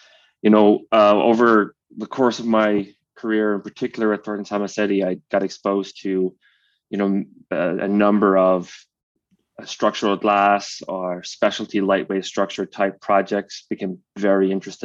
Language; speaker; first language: English; native; English